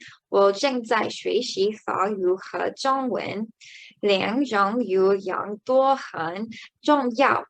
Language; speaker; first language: Chinese; non-native, learner; English